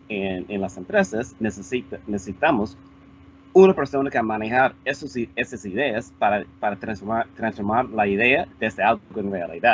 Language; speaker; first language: Spanish; non-native, fluent; English